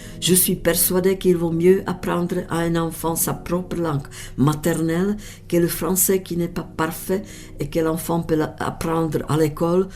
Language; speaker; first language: French; non-native, fluent; Czech